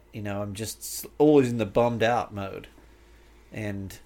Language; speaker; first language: English; native; English